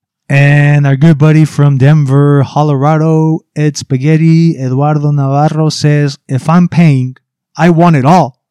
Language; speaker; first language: English; early bilingual, other home language; Spanish